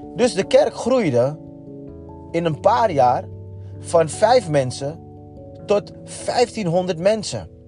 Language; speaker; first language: Dutch; native; Dutch